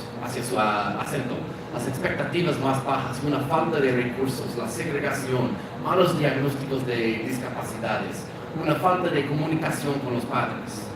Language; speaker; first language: Spanish; non-native, fluent; English